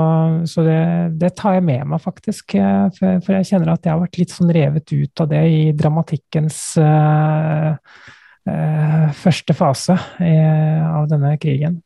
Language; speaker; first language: Norwegian; native; Norwegian